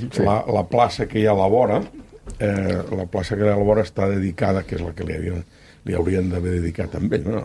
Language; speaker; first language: Catalan; native; Catalan